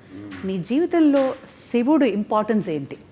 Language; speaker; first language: Telugu; native; Telugu